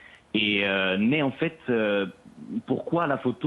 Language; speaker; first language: French; non-native, fluent; Italian